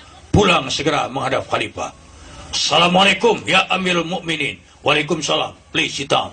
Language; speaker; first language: Indonesian; non-native, local second language; Sundanese